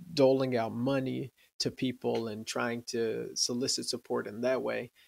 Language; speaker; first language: English; native; English